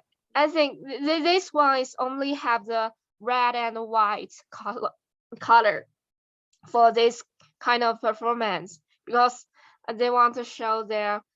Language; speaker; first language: English; non-native, learner; Chinese